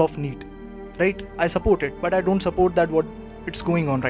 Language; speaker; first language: Hindi; native; Hindi